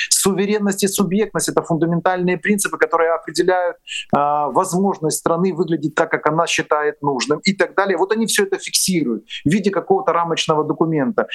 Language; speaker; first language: Russian; non-native, local second language; Ukrainian